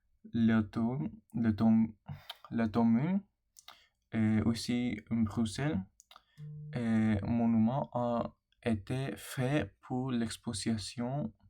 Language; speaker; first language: French; non-native, learner; English